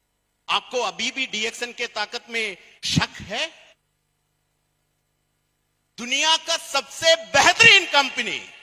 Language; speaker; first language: Hindi; non-native, fluent; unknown